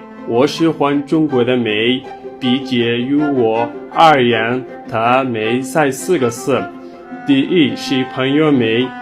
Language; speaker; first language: Chinese; non-native, learner; Somali